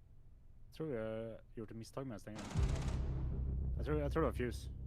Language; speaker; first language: Swedish; native; Swedish